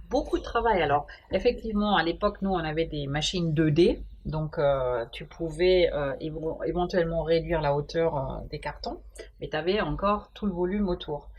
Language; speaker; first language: French; non-native, fluent; German